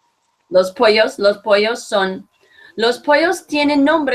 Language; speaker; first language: Spanish; non-native, fluent; English